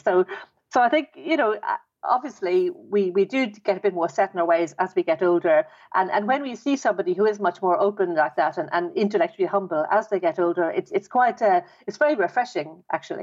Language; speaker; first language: English; native; English